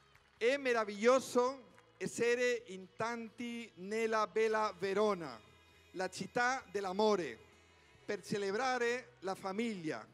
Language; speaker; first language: Italian; non-native, fluent; Spanish